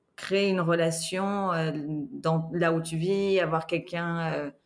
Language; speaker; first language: French; native; French